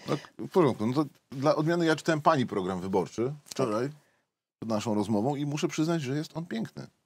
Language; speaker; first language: Polish; native; Polish